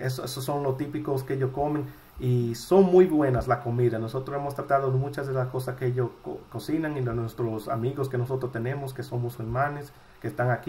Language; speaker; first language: Spanish; early bilingual, heritage; Spanish